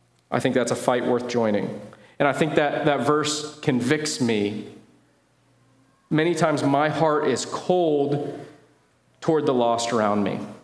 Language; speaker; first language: English; native; English